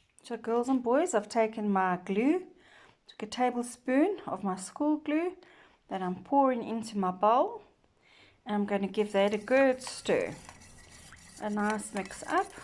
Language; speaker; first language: English; native; English